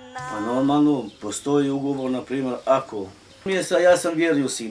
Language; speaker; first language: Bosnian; non-native, local second language; Romany